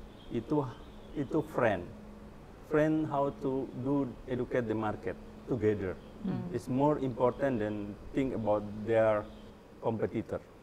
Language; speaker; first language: English; non-native, learner; Indonesian